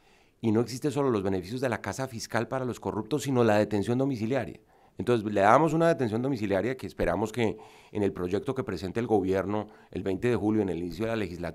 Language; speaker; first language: Spanish; native; Spanish